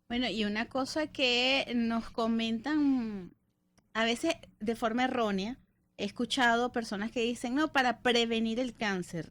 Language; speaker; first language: Spanish; native; Spanish